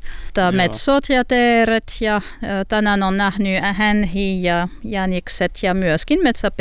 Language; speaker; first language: Finnish; non-native, learner; French